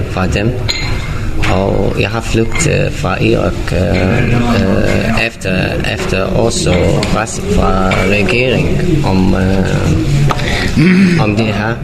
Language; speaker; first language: Danish; non-native, learner; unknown